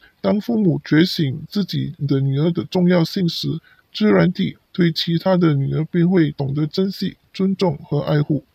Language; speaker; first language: Chinese; non-native, local second language; Cantonese